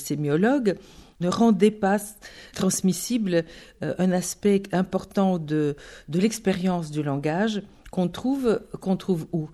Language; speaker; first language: French; non-native, fluent; Bulgarian